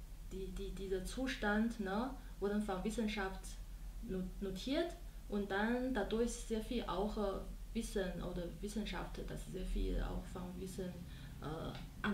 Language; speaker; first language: German; non-native, learner; Chinese